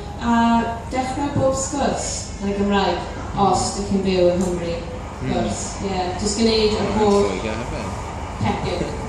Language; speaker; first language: Welsh; non-native, fluent; English